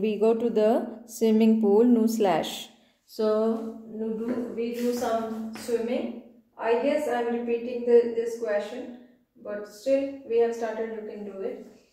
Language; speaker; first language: English; non-native, local second language; Punjabi